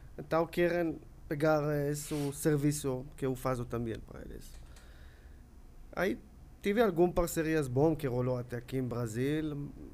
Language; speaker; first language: Portuguese; non-native, learner; Hebrew